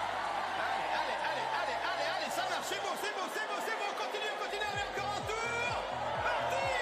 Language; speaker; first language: French; native; French